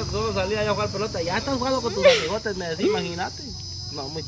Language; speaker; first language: Spanish; native; Spanish